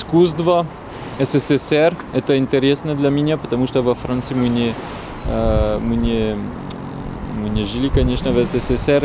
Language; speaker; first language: Russian; non-native, learner; French